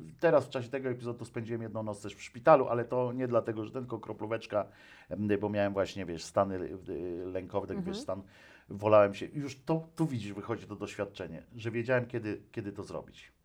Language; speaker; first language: Polish; native; Polish